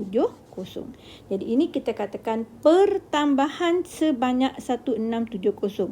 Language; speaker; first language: Malay; native; Malay